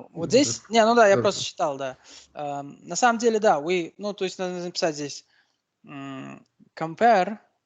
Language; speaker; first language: Russian; native; Russian